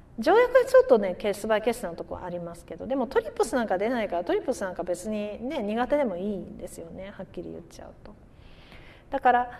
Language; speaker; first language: Japanese; native; Japanese